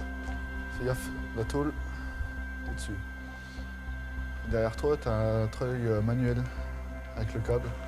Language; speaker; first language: French; native; French